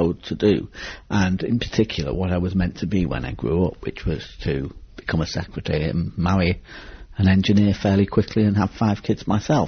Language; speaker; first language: English; native; English